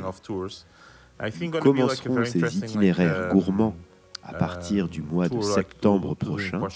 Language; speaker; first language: French; non-native, fluent; Portuguese